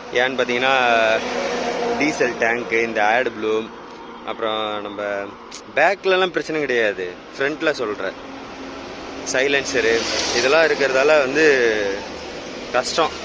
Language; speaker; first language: Tamil; native; Tamil